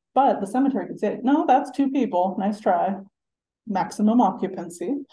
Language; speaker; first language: English; native; English